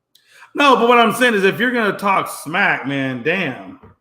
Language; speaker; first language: English; native; English